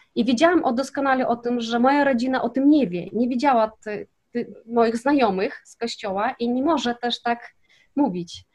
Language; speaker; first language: Polish; early bilingual, heritage; Kazakh